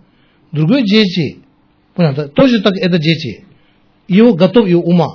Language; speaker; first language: Russian; non-native, learner; Tibetan